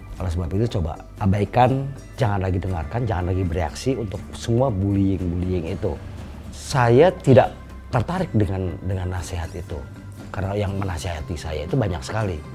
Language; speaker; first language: Indonesian; native; Indonesian